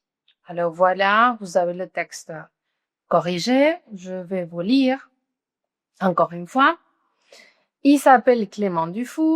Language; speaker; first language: French; non-native, fluent; Spanish